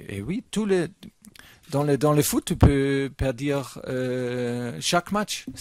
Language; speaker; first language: French; non-native, fluent; German